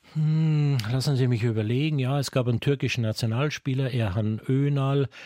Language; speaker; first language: German; native; German